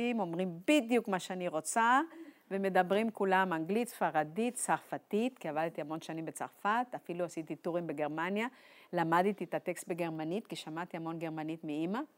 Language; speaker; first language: Hebrew; non-native, fluent; Spanish